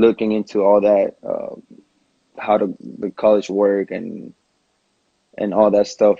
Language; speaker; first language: English; non-native, fluent; Spanish